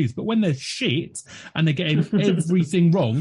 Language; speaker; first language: English; native; English